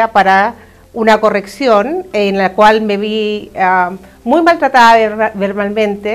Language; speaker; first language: Spanish; native; Spanish